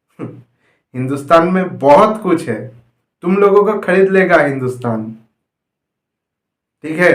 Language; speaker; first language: Hindi; non-native, local second language; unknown